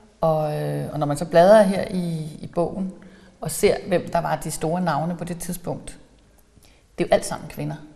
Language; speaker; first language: Danish; native; Danish